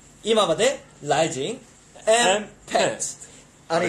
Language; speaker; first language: Japanese; non-native, learner; Korean